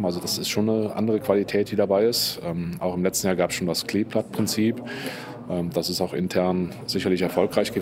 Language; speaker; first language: German; native; German